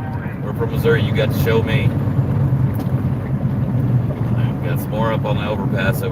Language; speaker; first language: English; native; English